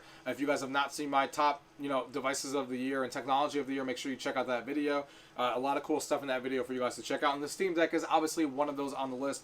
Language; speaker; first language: English; native; English